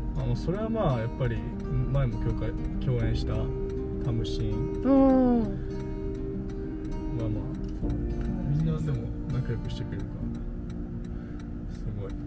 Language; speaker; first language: Japanese; native; Japanese